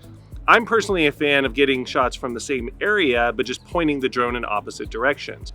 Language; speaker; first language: English; native; English